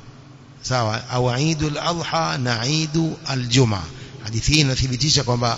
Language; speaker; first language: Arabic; non-native, fluent; Swahili